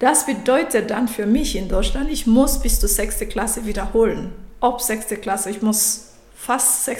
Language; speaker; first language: German; non-native, fluent; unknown